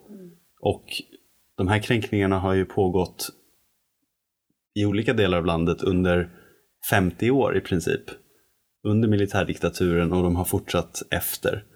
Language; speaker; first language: Swedish; native; Swedish